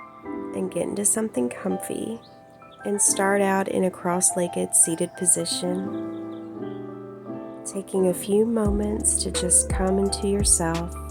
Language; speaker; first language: English; native; English